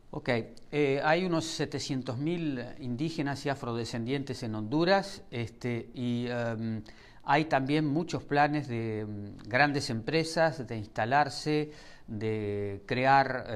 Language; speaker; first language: Spanish; native; Spanish